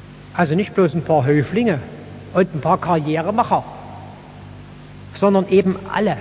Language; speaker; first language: German; native; German